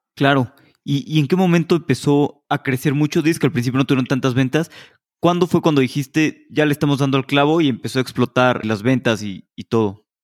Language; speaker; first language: Spanish; native; Spanish